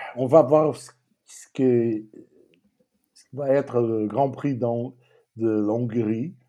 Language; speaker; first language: French; non-native, fluent; Portuguese